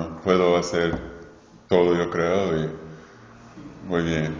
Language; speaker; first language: Spanish; non-native, fluent; English